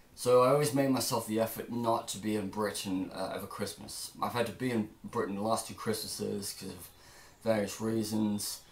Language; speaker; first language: English; native; English